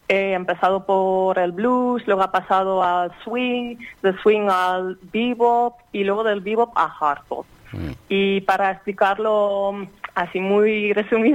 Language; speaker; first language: Spanish; non-native, fluent; Dutch